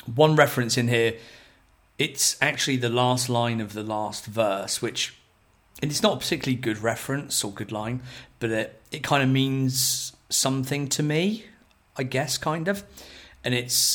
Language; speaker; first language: English; native; English